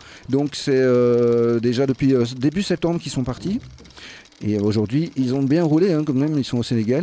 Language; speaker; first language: French; native; French